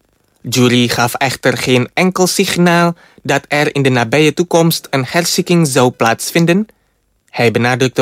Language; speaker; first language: Dutch; non-native, fluent; Indonesian